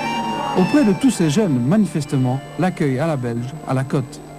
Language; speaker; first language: French; native; French